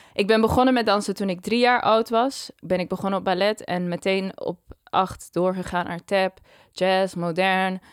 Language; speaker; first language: Dutch; non-native, local second language; Papiamento